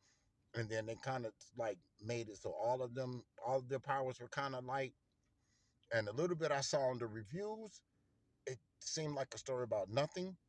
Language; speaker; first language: English; native; English